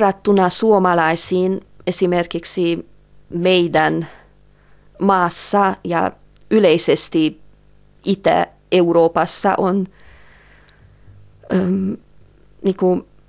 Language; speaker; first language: Finnish; non-native, fluent; Hungarian